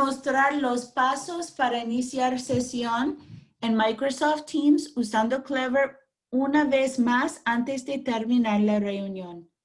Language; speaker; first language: Spanish; non-native, fluent; English